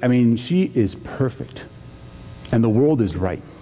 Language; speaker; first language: English; native; English